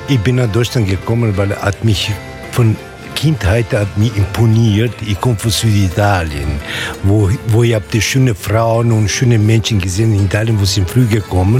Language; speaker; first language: German; non-native, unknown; Italian